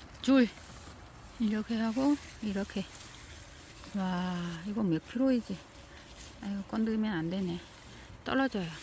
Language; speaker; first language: Korean; non-native, learner; Vietnamese